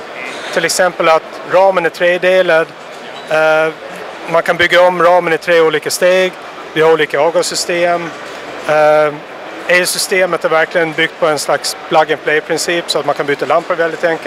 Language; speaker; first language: Swedish; native; Swedish